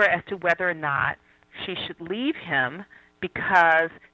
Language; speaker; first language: English; native; English